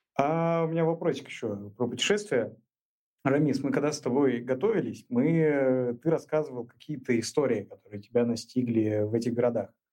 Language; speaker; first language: Russian; native; Russian